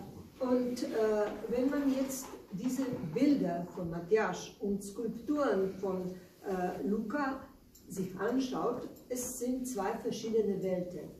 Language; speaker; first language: German; non-native, learner; Slovenian